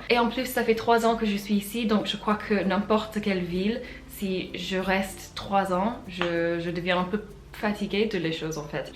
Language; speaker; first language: French; non-native, fluent; English